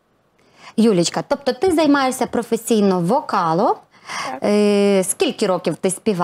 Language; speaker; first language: Ukrainian; native; Ukrainian